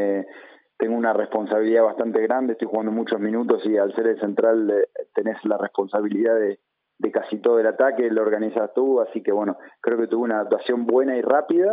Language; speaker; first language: Spanish; native; Spanish